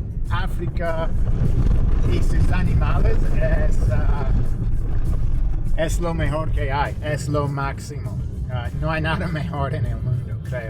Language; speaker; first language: Spanish; non-native, fluent; English